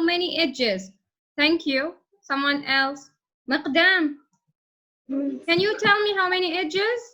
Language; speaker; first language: English; non-native, fluent; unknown